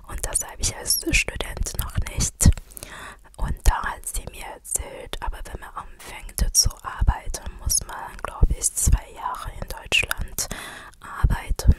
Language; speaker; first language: German; non-native, fluent; Chinese